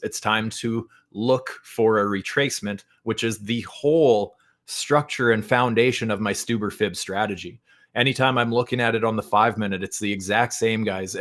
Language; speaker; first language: English; native; English